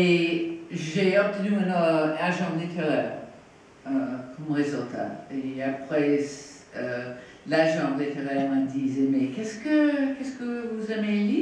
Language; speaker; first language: French; non-native, fluent; English